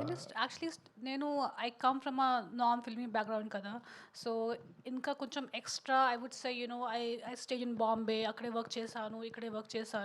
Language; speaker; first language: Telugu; non-native, learner; Hindi